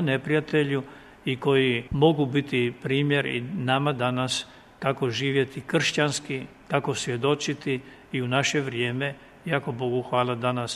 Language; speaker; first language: Croatian; native; Croatian